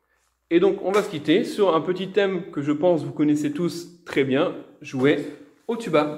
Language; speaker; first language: French; native; French